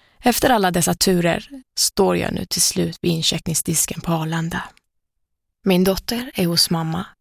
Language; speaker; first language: Swedish; early bilingual, other home language; Persian